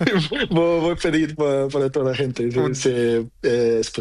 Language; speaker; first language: Spanish; non-native, learner; Portuguese